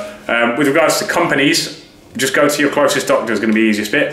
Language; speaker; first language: English; native; English